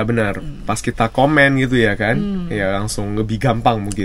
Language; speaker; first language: Indonesian; native; Indonesian